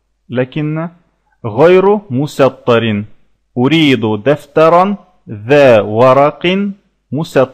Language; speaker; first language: Arabic; non-native, fluent; Russian